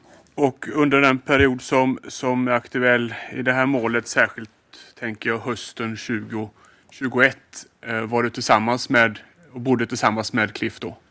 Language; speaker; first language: Swedish; native; Swedish